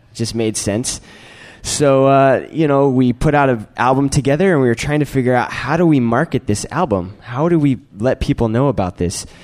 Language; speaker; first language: English; native; English